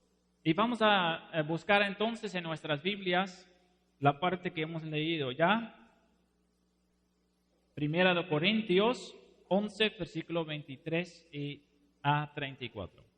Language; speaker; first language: Spanish; non-native, fluent; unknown